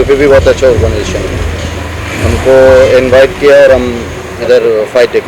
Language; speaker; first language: Hindi; non-native, fluent; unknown